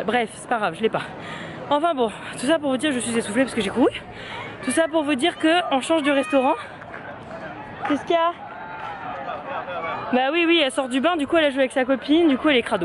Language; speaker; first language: French; native; French